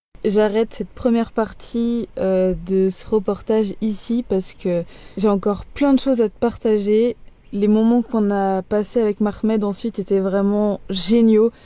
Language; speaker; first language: French; native; French